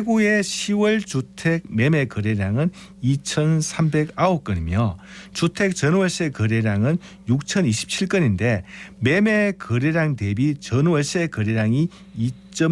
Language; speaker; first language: Korean; native; Korean